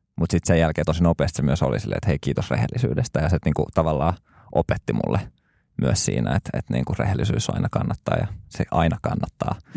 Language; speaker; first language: Finnish; early bilingual, other home language; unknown